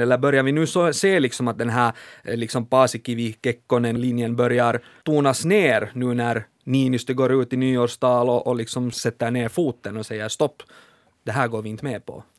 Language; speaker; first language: Swedish; native; Swedish